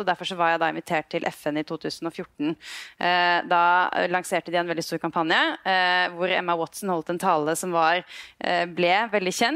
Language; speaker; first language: Norwegian; native; Norwegian